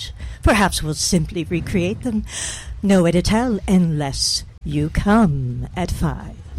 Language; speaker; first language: English; native; English